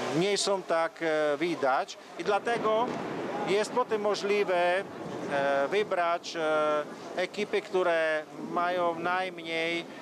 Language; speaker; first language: Polish; non-native, learner; Slovak